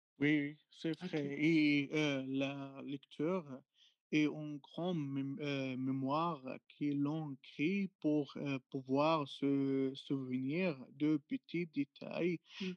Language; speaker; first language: French; non-native, fluent; Arabic